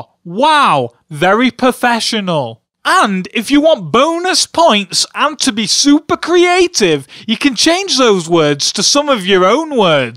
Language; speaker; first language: English; native; English